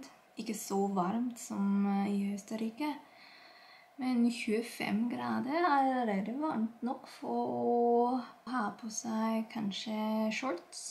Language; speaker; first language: Norwegian; non-native, learner; Filipino